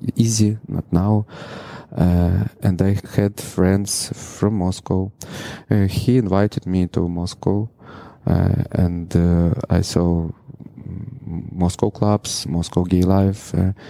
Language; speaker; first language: English; non-native, learner; Ukrainian